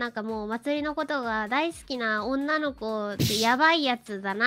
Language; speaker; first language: Japanese; native; Japanese